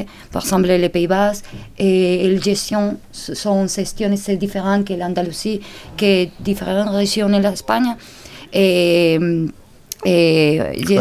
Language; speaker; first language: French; non-native, learner; Spanish